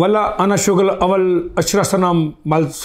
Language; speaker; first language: Arabic; non-native, learner; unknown